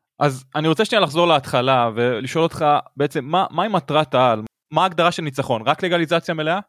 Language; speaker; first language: Hebrew; native; Hebrew